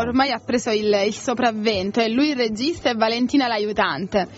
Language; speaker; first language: Italian; native; Italian